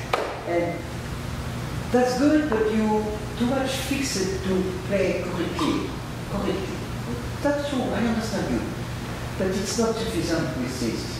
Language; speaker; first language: English; non-native, learner; French